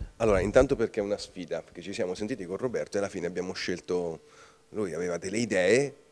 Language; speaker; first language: Italian; native; Italian